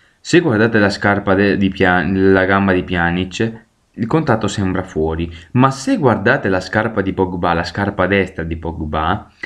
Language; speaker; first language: Italian; native; Italian